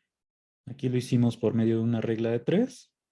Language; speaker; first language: Spanish; native; Spanish